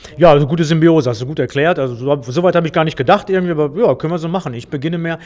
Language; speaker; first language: German; native; German